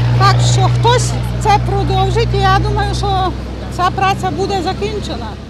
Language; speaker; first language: Ukrainian; native; Ukrainian